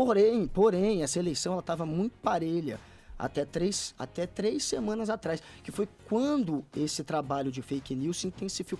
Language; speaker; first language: Portuguese; native; Portuguese